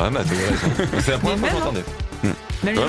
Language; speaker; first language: French; native; French